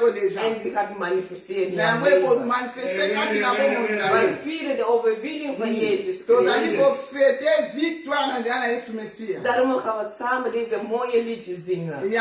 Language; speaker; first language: Dutch; non-native, learner; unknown